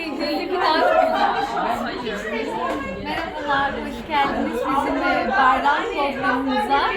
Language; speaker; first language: Turkish; early bilingual, heritage; Turkish